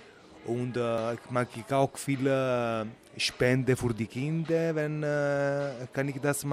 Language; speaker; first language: German; non-native, learner; Italian